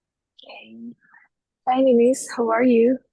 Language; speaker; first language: English; non-native, fluent; Indonesian